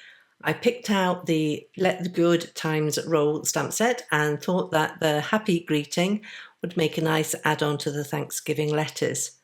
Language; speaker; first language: English; native; English